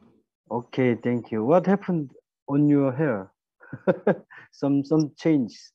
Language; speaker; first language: English; non-native, learner; Korean